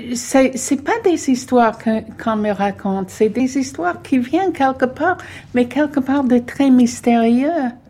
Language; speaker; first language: French; non-native, fluent; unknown